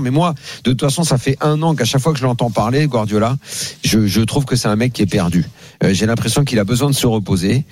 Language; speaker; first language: French; native; French